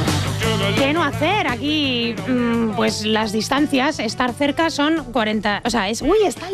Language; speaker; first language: Spanish; native; Spanish